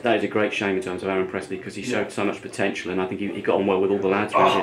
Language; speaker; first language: English; native; English